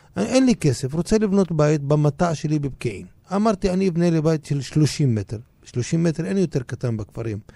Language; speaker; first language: Hebrew; non-native, local second language; Arabic